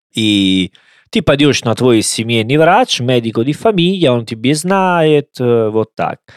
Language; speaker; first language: Russian; non-native, learner; Italian